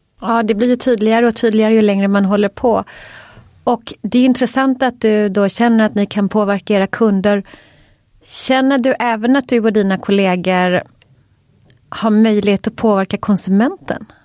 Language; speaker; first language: Swedish; native; Swedish